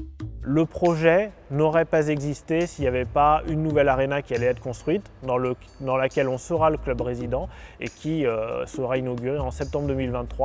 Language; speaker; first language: French; native; French